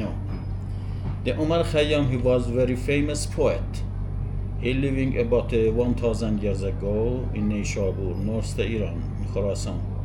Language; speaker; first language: English; non-native, learner; Persian